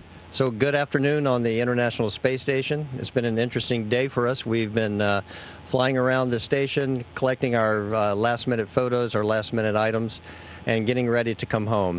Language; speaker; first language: English; native; English